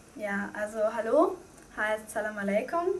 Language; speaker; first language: German; early bilingual, other home language; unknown